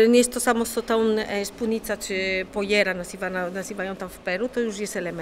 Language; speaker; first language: Polish; non-native, learner; Spanish